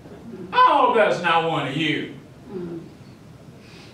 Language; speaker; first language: English; native; English